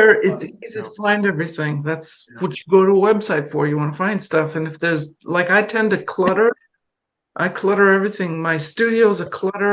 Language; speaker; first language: English; non-native, fluent; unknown